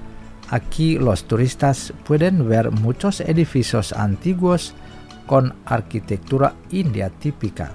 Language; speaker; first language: Spanish; non-native, fluent; Indonesian